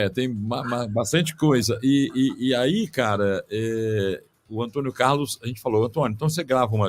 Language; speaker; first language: Portuguese; native; Portuguese